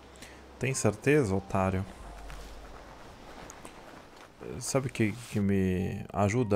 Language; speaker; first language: Portuguese; native; Portuguese